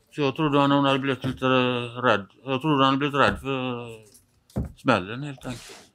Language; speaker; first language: Swedish; native; Swedish